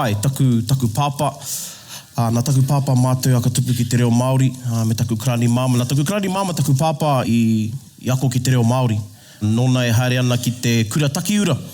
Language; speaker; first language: Māori; native; Māori